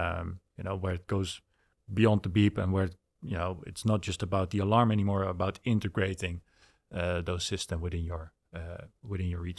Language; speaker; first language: English; non-native, fluent; Dutch